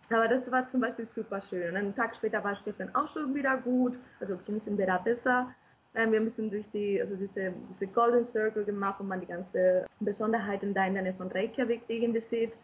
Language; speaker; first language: German; non-native, fluent; Spanish